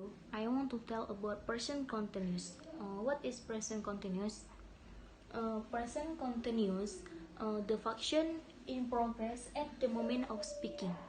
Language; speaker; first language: English; non-native, learner; Indonesian